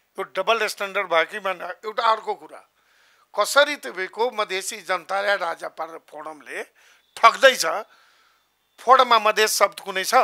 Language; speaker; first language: Nepali; non-native, local second language; Maithili